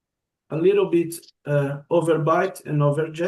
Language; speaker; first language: English; non-native, learner; Portuguese